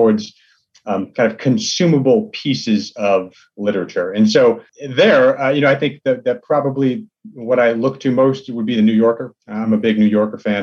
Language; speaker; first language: English; native; English